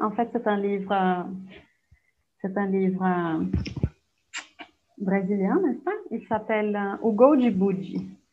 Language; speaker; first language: French; non-native, fluent; Portuguese